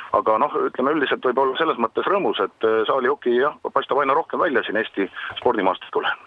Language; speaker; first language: Estonian; native; Estonian